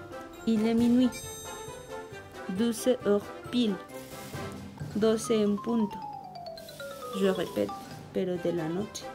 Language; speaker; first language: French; non-native, fluent; Spanish